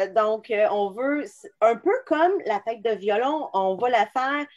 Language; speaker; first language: French; native; French